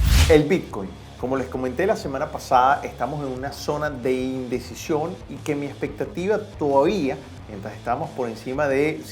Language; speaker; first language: Spanish; native; Spanish